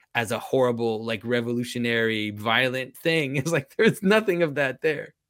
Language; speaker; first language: English; non-native, fluent; French